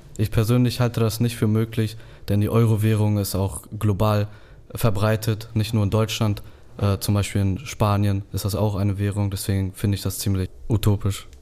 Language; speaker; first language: German; early bilingual, other home language; Kurdish